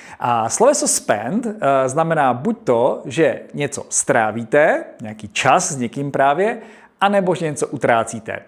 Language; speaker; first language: Czech; native; Czech